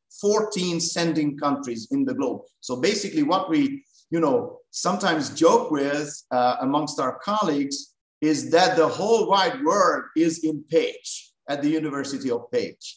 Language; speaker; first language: English; non-native, fluent; Hungarian